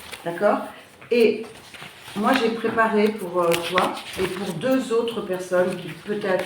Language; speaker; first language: French; native; French